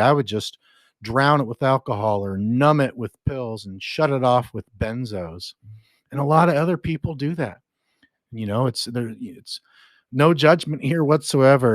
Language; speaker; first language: English; native; English